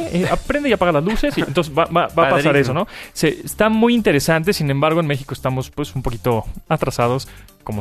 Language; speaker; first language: Spanish; native; Spanish